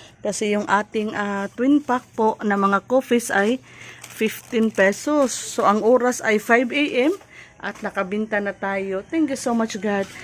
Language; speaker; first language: Filipino; non-native, local second language; Cebuano